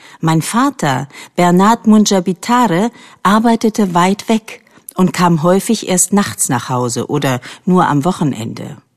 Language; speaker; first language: German; native; German